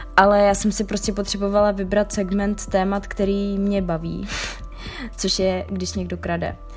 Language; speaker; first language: Czech; native; Czech